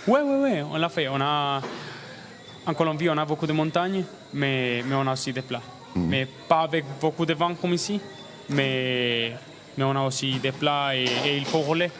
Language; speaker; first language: French; non-native, learner; Spanish